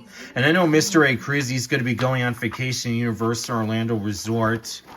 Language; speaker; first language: English; native; English